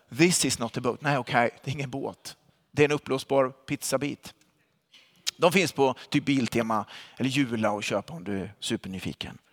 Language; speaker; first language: Swedish; native; Swedish